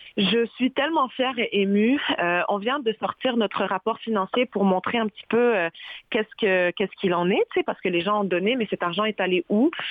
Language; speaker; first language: French; early bilingual, other home language; Arabic